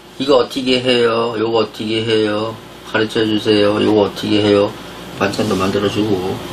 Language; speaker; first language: Korean; native; Korean